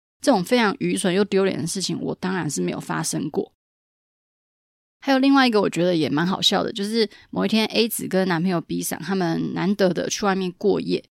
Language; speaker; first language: Chinese; native; Chinese